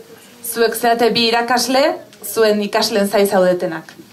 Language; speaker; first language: Basque; native; Basque